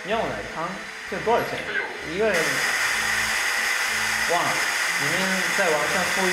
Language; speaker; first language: Chinese; non-native, fluent; Japanese